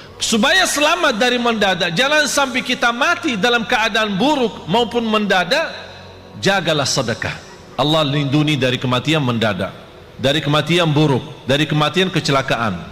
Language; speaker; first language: Malay; non-native, fluent; Arabic